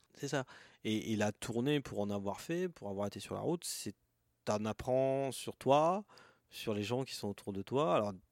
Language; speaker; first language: French; native; French